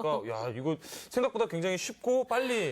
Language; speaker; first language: Korean; native; Korean